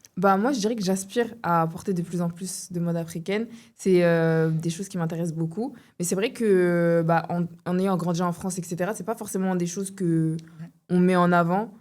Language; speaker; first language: French; early bilingual, other home language; Bambara